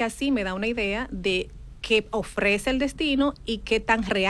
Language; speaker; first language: Spanish; native; Spanish